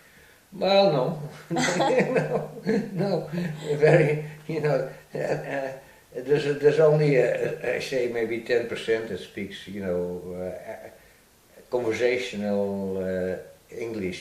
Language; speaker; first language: English; non-native, fluent; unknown